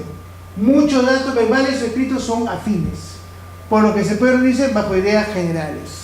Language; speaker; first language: Spanish; native; Spanish